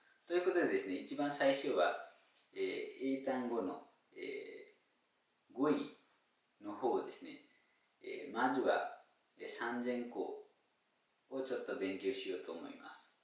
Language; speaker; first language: Japanese; non-native, fluent; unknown